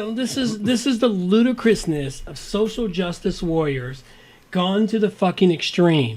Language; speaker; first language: English; native; English